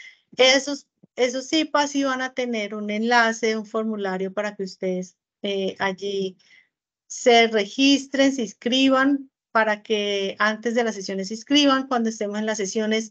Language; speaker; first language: Spanish; native; Spanish